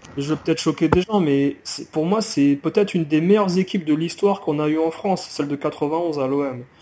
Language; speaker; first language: French; native; French